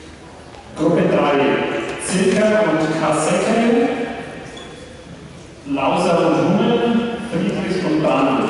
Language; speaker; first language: German; native; German